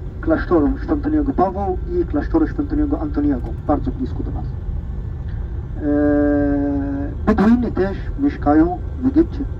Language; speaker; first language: Polish; non-native, learner; Arabic